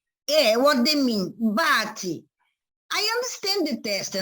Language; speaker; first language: English; non-native, learner; Portuguese